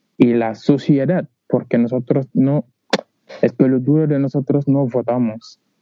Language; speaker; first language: Spanish; non-native, learner; Wolof